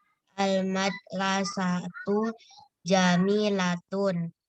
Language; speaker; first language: Arabic; non-native, learner; Indonesian